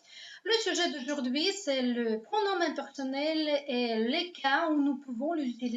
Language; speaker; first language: French; non-native, fluent; Russian